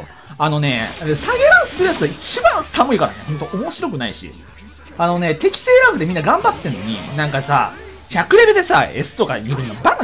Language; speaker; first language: Japanese; native; Japanese